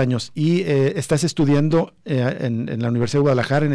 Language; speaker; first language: Spanish; native; Spanish